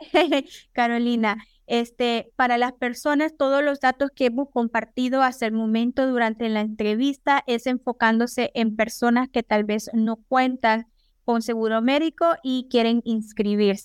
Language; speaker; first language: Spanish; native; Spanish